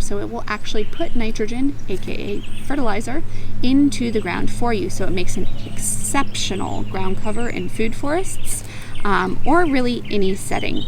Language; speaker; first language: English; native; English